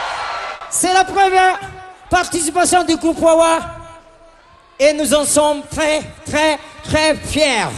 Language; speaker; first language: French; non-native, local second language; Malagasy